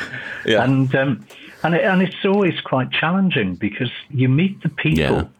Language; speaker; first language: English; native; English